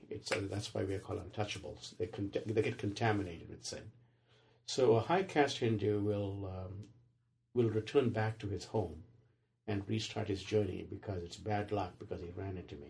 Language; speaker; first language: English; non-native, local second language; Telugu